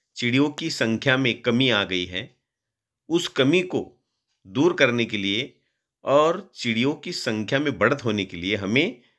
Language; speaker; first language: Hindi; non-native, local second language; Marathi